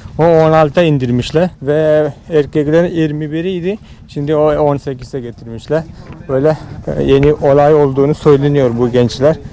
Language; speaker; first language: Turkish; non-native, fluent; Malayalam